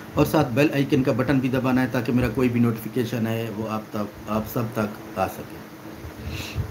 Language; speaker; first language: Urdu; native; Urdu